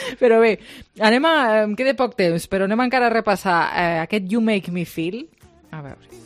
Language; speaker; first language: Catalan; native; Catalan